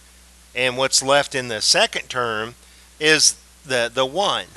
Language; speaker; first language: English; native; English